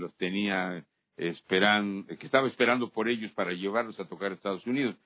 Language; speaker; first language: Spanish; native; Spanish